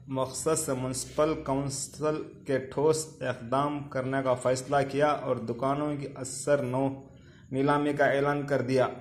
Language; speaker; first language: Urdu; native; Urdu